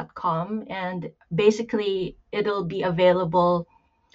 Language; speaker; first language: English; non-native, local second language; Pampanga